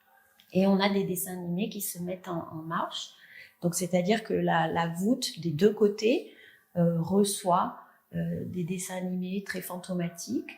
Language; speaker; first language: French; native; French